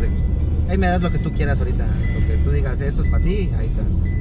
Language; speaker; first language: Spanish; native; Spanish